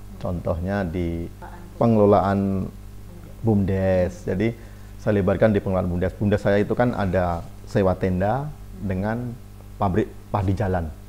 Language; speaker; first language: Indonesian; non-native, local second language; Javanese